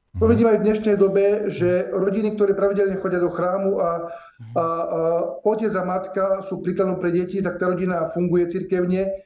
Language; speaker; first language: Slovak; native; Slovak